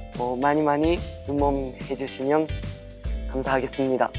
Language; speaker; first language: Korean; non-native, learner; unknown